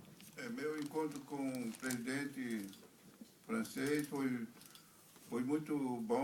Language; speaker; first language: Portuguese; non-native, local second language; Kayapó